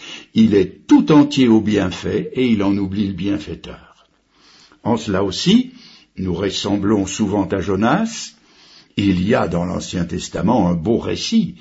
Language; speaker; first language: French; native; French